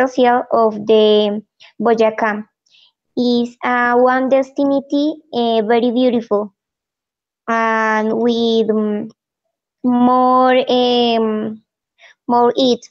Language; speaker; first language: English; non-native, learner; Spanish